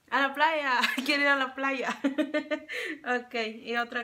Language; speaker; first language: Spanish; native; Spanish